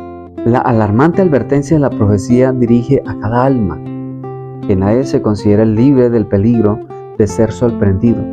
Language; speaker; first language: Spanish; native; Spanish